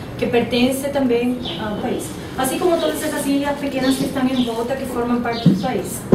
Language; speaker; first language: Portuguese; non-native, fluent; Spanish